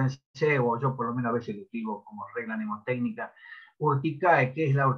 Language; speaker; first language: Spanish; native; Spanish